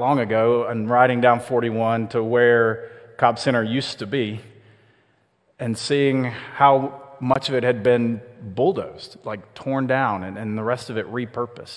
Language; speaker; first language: English; native; English